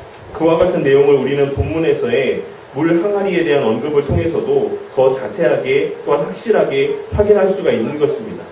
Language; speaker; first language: Korean; native; Korean